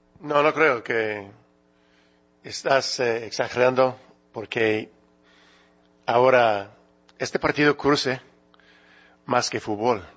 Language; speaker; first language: Spanish; early bilingual, heritage; English